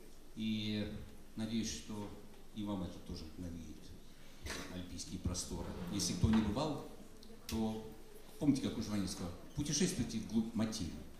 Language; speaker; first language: Russian; native; Russian